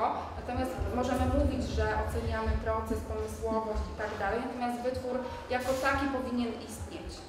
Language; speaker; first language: Polish; native; Polish